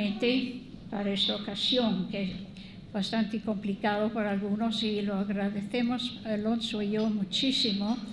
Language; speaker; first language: Spanish; non-native, fluent; English